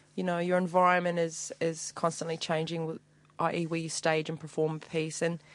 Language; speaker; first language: English; native; English